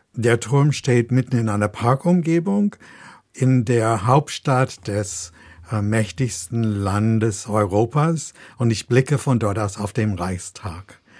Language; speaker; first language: German; non-native, fluent; English